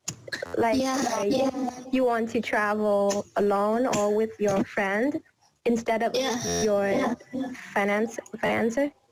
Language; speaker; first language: English; non-native, learner; Vietnamese